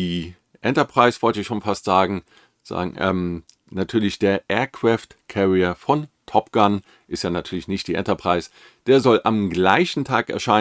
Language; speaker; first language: German; native; German